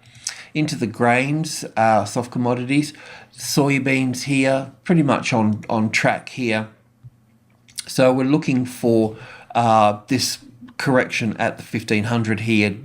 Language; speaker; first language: English; native; English